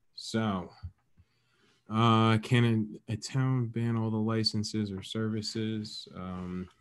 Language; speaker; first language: English; native; English